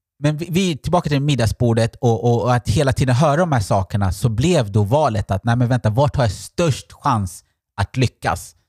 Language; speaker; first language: Swedish; early bilingual, other home language; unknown